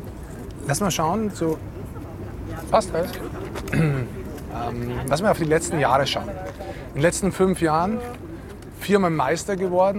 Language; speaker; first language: German; native; German